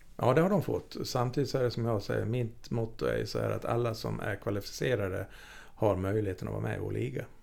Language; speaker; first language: Swedish; native; Swedish